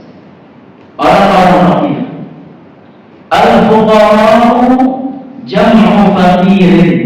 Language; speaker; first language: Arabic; non-native, fluent; Indonesian